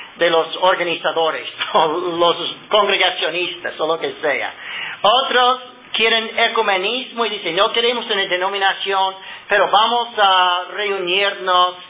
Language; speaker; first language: Spanish; non-native, fluent; English